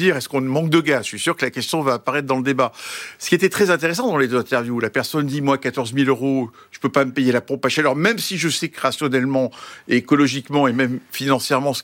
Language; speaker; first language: French; native; French